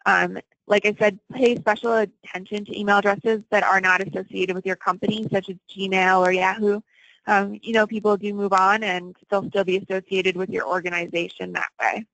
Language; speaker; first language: English; native; English